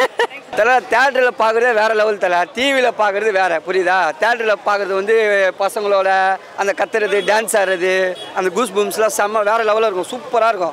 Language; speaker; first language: Tamil; native; Tamil